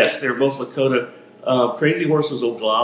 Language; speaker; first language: English; native; English